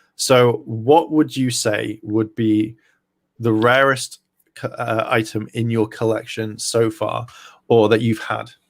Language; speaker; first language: English; native; English